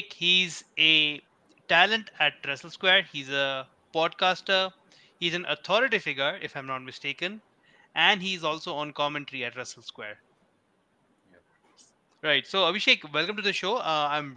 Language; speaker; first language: English; non-native, local second language; Hindi